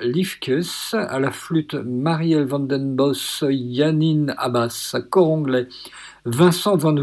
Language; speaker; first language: French; native; French